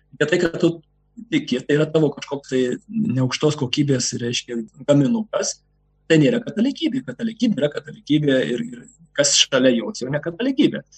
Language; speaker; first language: Lithuanian; native; Lithuanian